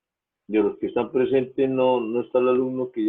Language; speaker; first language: Spanish; native; Spanish